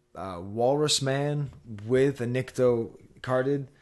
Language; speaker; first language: English; native; English